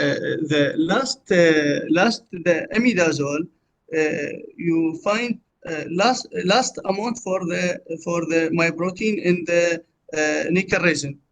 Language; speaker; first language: English; non-native, learner; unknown